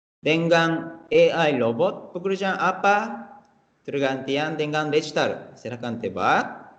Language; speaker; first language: Indonesian; non-native, fluent; Japanese